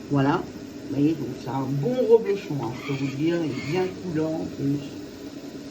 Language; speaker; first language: French; native; French